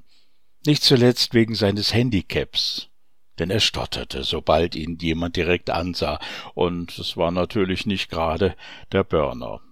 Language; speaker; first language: German; native; German